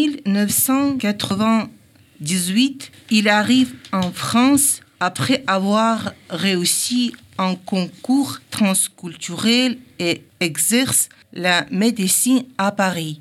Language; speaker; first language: French; non-native, learner; Ingush